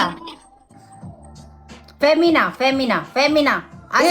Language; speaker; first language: Italian; non-native, learner; Thai